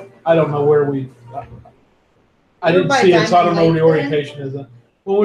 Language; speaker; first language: English; native; English